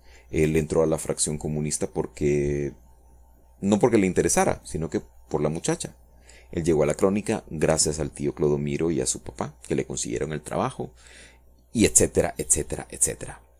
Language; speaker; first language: Spanish; native; Spanish